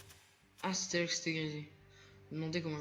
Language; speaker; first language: French; native; French